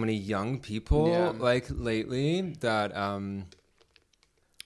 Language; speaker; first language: English; native; English